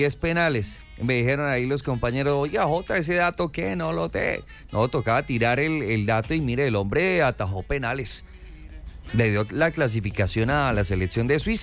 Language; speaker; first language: Spanish; native; Spanish